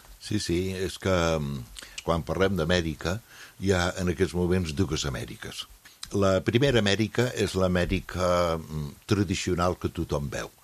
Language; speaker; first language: Catalan; non-native, fluent; English